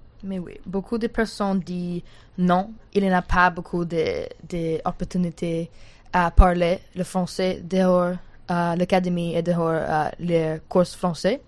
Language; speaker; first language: French; non-native, learner; English